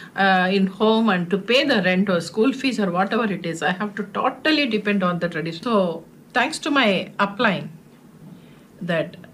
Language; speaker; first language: English; non-native, local second language; Telugu